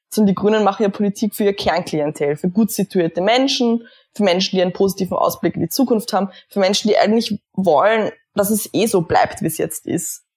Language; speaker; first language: German; native; German